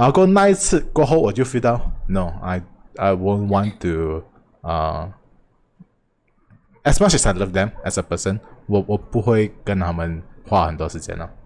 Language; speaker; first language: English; non-native, local second language; Chinese